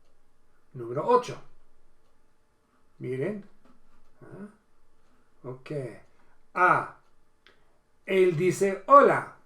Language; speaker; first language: Spanish; non-native, fluent; English